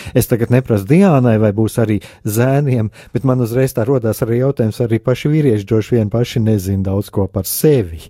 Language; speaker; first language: Latvian; native; Latvian